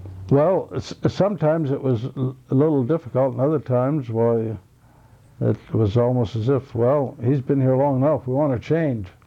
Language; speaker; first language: English; native; English